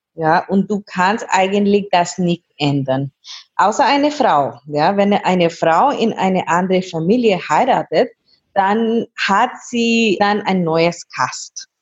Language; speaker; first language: German; non-native, learner; Hindi